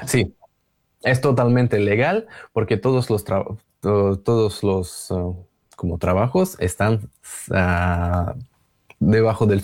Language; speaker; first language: Spanish; non-native, learner; Russian